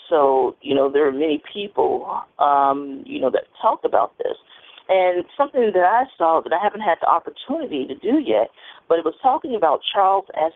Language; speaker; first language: English; native; English